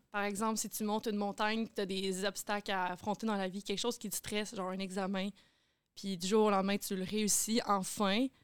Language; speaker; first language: French; native; French